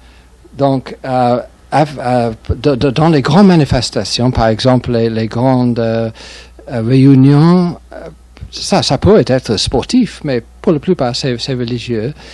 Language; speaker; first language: French; non-native, fluent; English